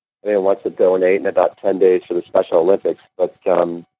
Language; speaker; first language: English; native; English